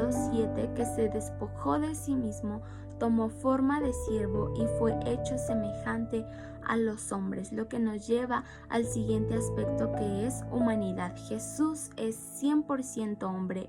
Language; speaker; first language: Spanish; native; Spanish